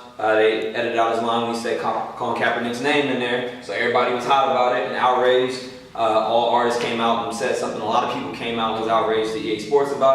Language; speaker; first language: English; native; English